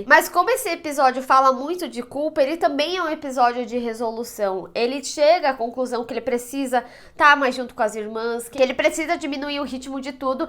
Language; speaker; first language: Portuguese; native; Portuguese